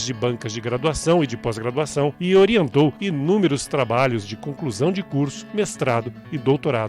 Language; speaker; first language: Portuguese; native; Portuguese